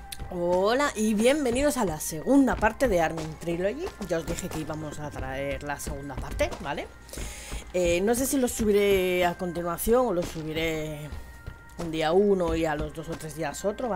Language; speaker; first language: Spanish; native; Spanish